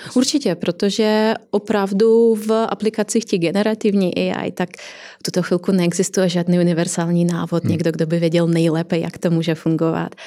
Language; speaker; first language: Czech; non-native, fluent; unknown